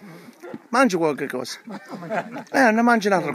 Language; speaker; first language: Italian; early bilingual, heritage; English